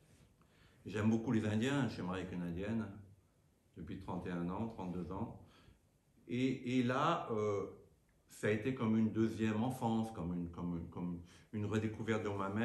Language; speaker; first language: French; native; French